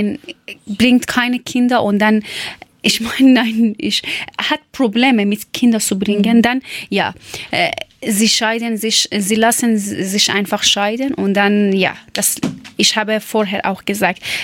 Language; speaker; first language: German; non-native, learner; Persian